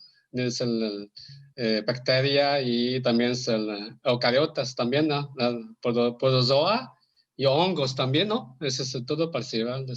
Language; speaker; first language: Spanish; non-native, learner; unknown